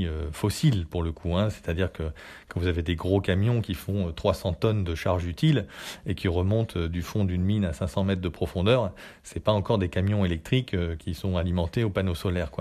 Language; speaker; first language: French; native; French